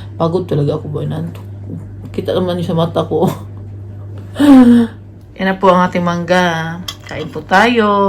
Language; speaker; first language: Filipino; non-native, local second language; Cebuano